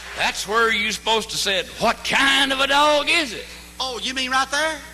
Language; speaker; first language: English; native; English